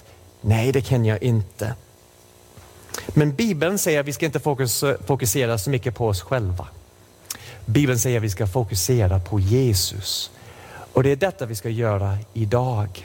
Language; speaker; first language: Swedish; non-native, fluent; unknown